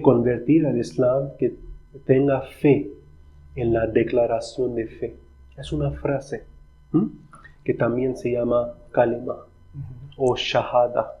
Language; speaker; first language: Spanish; non-native, fluent; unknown